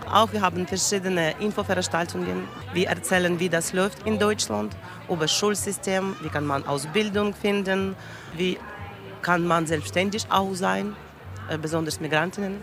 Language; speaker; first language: German; non-native, learner; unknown